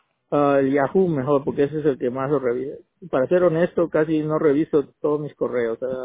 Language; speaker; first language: Spanish; native; Spanish